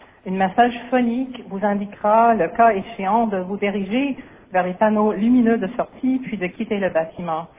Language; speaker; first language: French; native; French